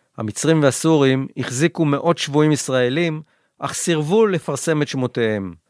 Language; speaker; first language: Hebrew; native; Hebrew